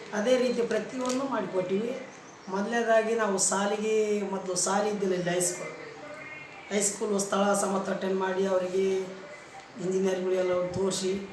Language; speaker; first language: Kannada; native; Kannada